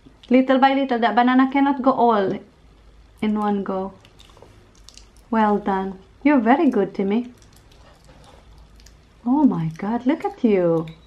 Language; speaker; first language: English; non-native, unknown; Indonesian